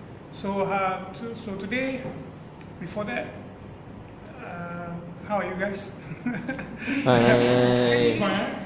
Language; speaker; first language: English; non-native, local second language; Malay